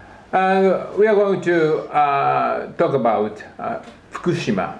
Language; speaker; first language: English; non-native, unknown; Japanese